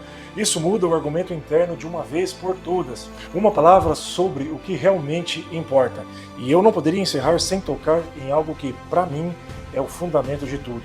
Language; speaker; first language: Portuguese; native; Portuguese